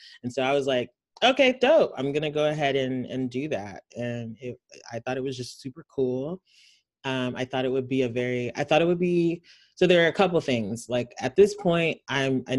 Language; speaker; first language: English; native; English